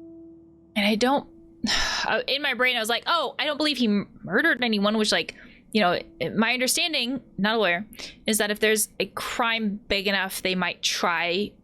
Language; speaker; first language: English; native; English